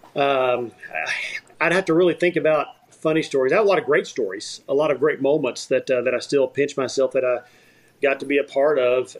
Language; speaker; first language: English; native; English